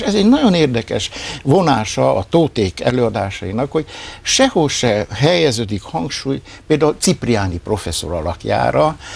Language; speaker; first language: Hungarian; native; Hungarian